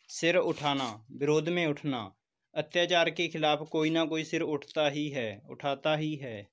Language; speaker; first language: Hindi; non-native, local second language; Punjabi